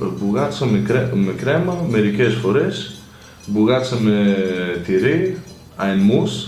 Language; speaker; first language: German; early bilingual, other home language; Greek